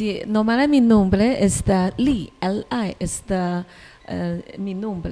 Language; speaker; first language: Spanish; non-native, learner; Chinese